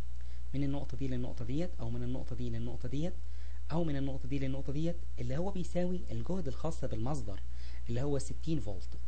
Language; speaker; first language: Arabic; native; Arabic